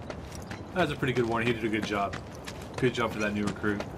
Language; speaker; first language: English; native; English